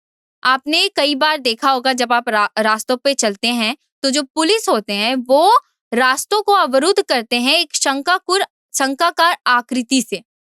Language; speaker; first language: Hindi; native; Hindi